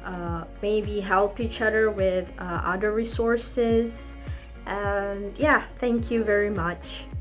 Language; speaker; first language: English; non-native, fluent; Indonesian